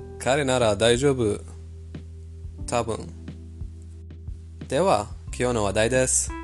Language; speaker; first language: Japanese; non-native, fluent; Persian